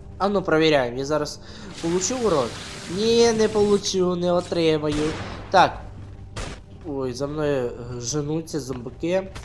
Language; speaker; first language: Ukrainian; non-native, local second language; Russian